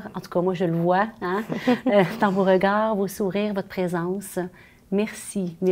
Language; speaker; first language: French; native; French